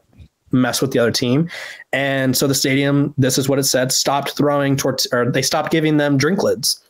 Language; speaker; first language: English; native; English